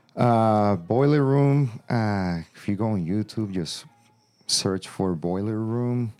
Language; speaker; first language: English; non-native, fluent; Spanish